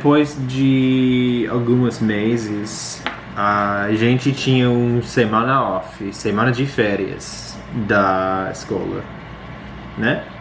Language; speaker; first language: Portuguese; non-native, learner; English